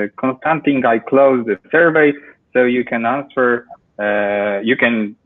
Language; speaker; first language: English; non-native, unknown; Polish